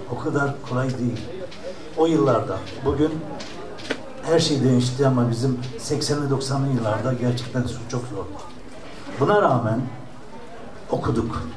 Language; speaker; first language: Turkish; early bilingual, heritage; Turkish